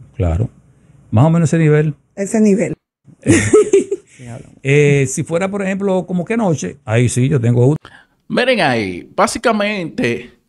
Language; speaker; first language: Spanish; native; Spanish